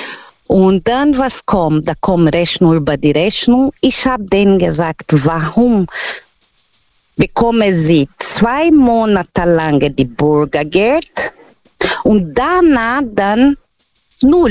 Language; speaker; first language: German; non-native, learner; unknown